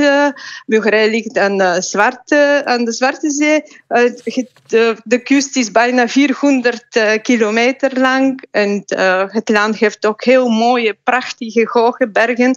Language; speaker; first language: Dutch; non-native, fluent; Bulgarian